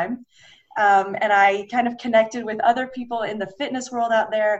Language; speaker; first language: English; native; English